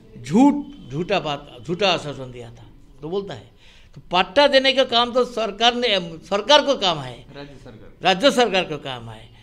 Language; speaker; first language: Hindi; non-native, local second language; Bangla